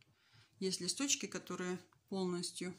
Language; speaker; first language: Russian; native; Russian